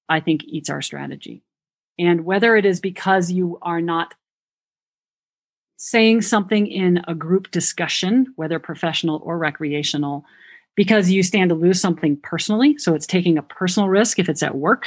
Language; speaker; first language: English; native; English